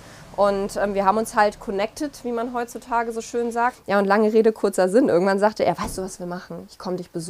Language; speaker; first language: German; native; German